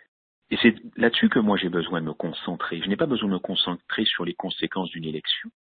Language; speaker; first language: French; native; French